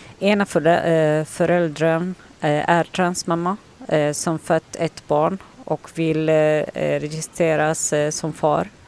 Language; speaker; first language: Swedish; non-native, learner; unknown